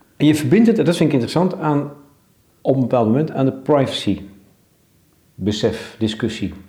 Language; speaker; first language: Dutch; native; Dutch